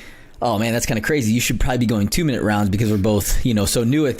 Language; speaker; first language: English; native; English